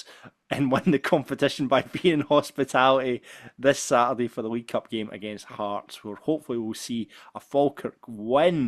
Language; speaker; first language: English; native; English